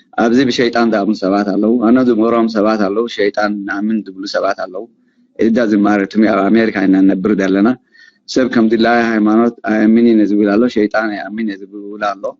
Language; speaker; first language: Tigrinya; non-native, local second language; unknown